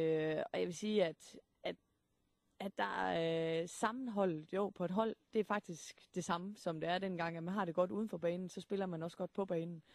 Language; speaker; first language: Danish; native; Danish